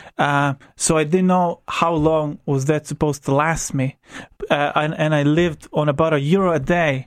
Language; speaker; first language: English; non-native, fluent; Croatian